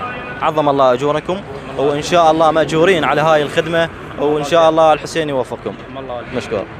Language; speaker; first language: Arabic; native; Arabic